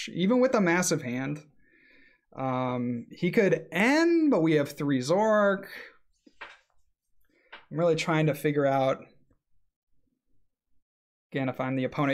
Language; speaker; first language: English; native; English